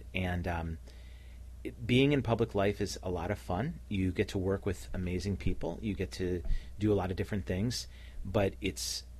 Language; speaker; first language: English; native; English